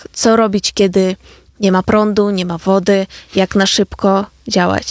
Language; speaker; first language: Polish; non-native, fluent; Ukrainian